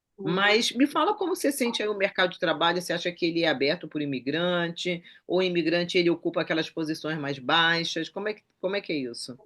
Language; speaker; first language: Portuguese; native; Portuguese